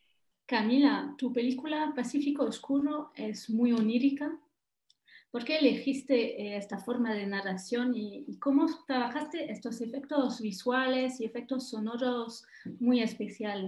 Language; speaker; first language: Spanish; non-native, fluent; French